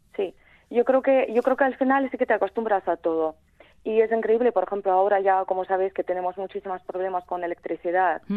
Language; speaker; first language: Spanish; non-native, fluent; Ukrainian